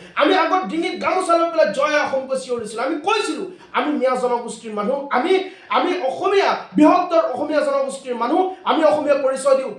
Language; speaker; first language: Assamese; non-native, local second language; Bangla